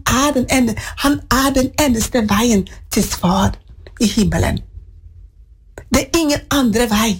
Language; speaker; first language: Norwegian; non-native, fluent; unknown